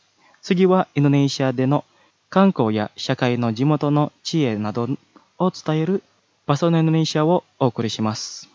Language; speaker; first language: Japanese; non-native, fluent; Indonesian